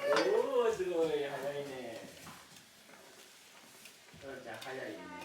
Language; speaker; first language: Japanese; native; Japanese